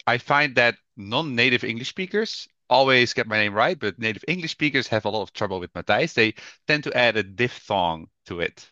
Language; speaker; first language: English; non-native, fluent; Dutch